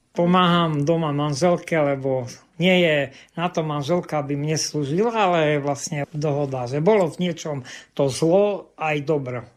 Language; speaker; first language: Slovak; non-native, local second language; Rusyn